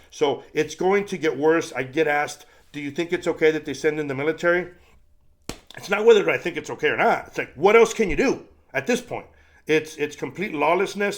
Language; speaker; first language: English; native; English